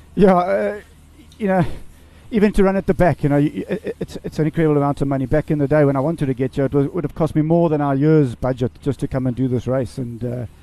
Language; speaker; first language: English; native; English